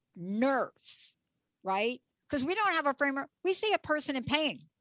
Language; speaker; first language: English; native; English